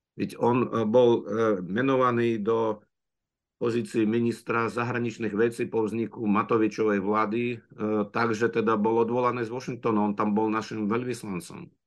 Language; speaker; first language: Slovak; non-native, fluent; Russian